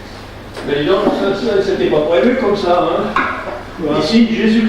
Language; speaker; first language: French; native; French